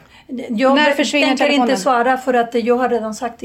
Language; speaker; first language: Swedish; non-native, fluent; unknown